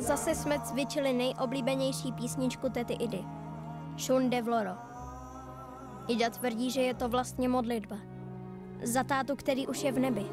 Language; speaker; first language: Czech; native; Czech